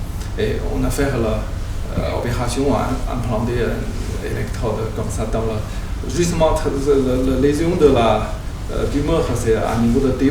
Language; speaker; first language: French; non-native, learner; Chinese